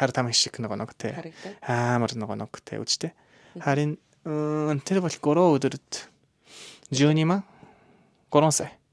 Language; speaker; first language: Mongolian; non-native, learner; Japanese